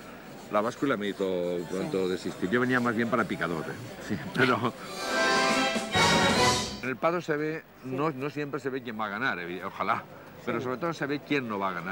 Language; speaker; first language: Spanish; native; Spanish